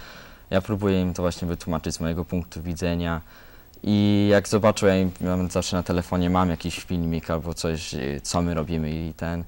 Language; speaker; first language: Polish; early bilingual, heritage; Polish